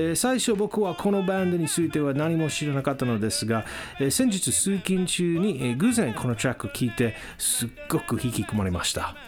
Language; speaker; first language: Japanese; non-native, fluent; English